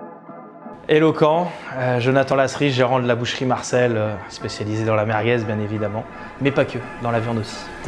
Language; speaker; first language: French; native; French